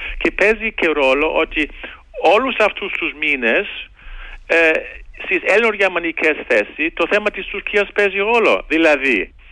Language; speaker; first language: Greek; non-native, fluent; German